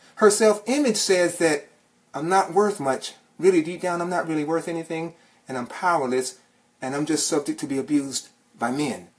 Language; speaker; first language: English; native; English